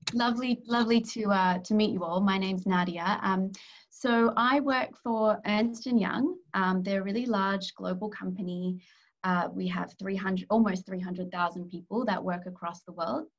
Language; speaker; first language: English; native; English